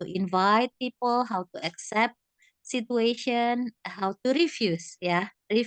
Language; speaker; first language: English; non-native, fluent; Indonesian